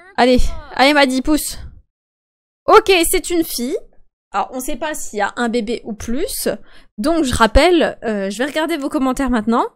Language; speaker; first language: French; native; French